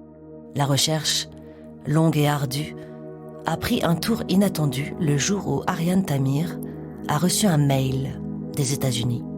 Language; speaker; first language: French; native; French